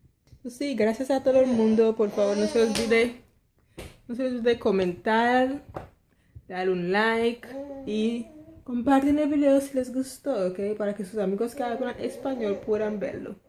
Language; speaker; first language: Spanish; non-native, fluent; Haitian Creole